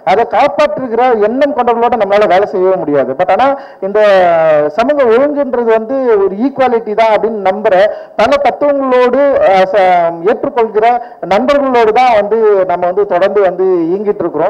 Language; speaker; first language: Tamil; native; Tamil